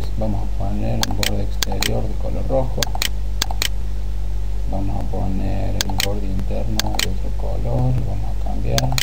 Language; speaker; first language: Spanish; native; Spanish